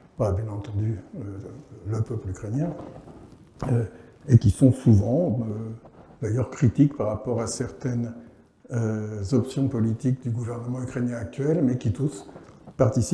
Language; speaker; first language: French; native; French